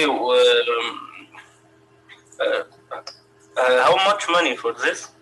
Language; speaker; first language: English; non-native, learner; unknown